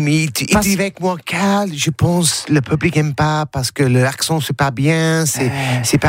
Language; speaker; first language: French; non-native, learner; English